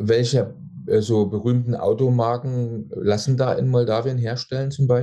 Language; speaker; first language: German; native; German